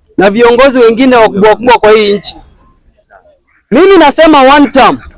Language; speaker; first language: Swahili; non-native, local second language; Kalenjin